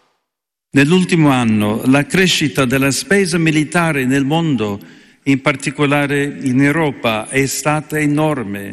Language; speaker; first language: Italian; non-native, fluent; English